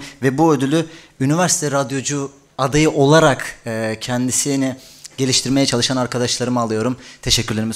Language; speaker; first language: Turkish; native; Turkish